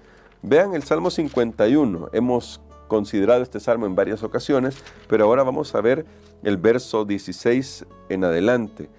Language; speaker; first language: Spanish; native; Spanish